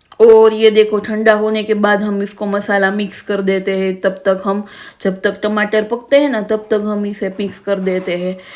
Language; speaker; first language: Hindi; non-native, local second language; Gujarati